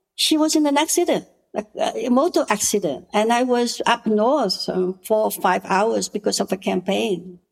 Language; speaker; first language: English; non-native, fluent; Khmer